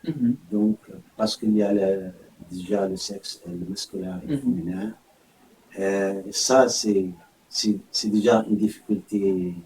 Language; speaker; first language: French; non-native, fluent; Arabic